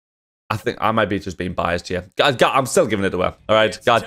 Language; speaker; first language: English; native; English